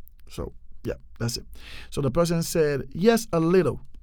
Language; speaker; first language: English; non-native, fluent; Haitian Creole